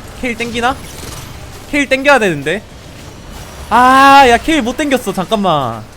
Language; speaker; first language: Korean; native; Korean